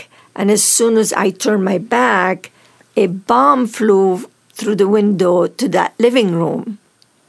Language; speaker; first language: English; non-native, fluent; Arabic